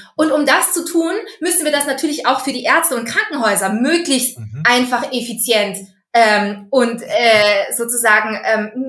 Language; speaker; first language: German; early bilingual, other home language; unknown